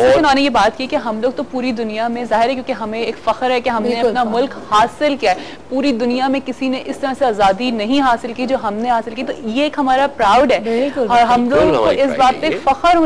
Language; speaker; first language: Urdu; native; Urdu